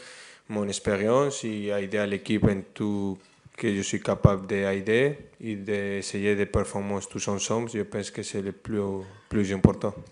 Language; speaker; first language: French; non-native, fluent; Spanish